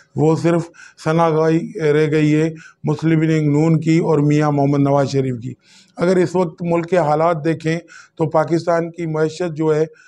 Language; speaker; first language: Urdu; non-native, local second language; Sindhi